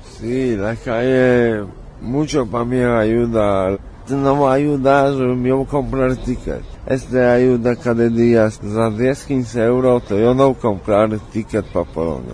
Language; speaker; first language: Spanish; non-native, learner; Polish